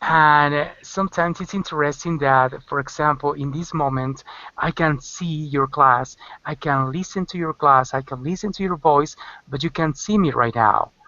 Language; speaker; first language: English; non-native, learner; Spanish